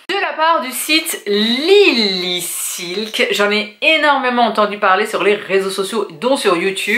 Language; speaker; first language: French; native; French